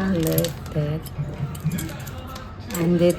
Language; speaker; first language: Dutch; non-native, fluent; Filipino